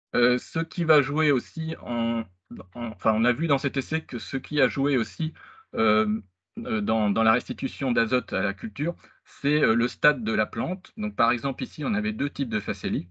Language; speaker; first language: French; native; French